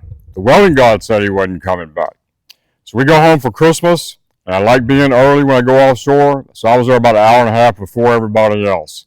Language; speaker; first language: English; native; English